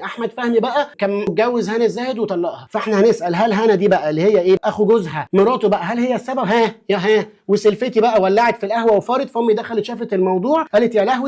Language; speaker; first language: Arabic; native; Arabic